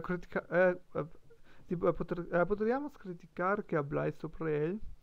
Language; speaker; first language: Spanish; non-native, learner; German